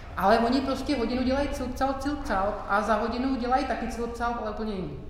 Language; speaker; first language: Czech; native; Czech